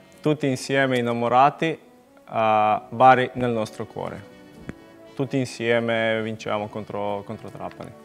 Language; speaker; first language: Italian; non-native, learner; Macedonian